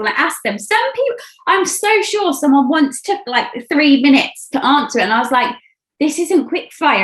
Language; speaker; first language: English; native; English